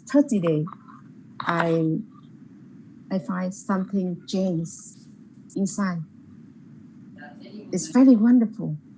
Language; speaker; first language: English; non-native, learner; Vietnamese